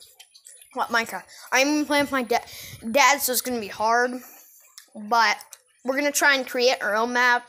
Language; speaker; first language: English; native; English